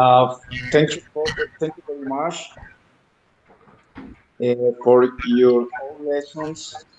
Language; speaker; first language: English; non-native, learner; Spanish